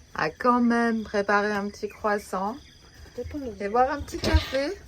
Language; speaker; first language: French; native; French